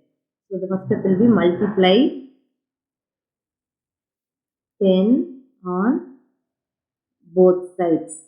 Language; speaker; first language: English; non-native, local second language; Tamil